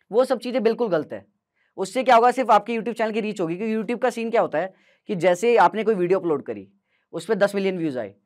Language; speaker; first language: Hindi; native; Hindi